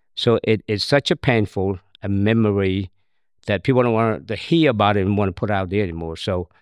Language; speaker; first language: English; non-native, learner; Khmer